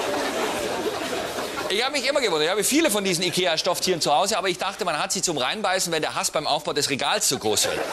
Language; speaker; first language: German; native; German